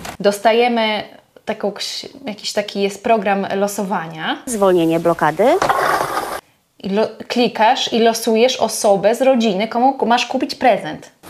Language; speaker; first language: Polish; native; Polish